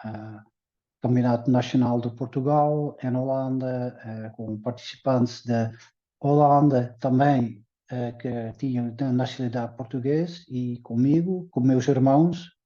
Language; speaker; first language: Portuguese; early bilingual, heritage; Dutch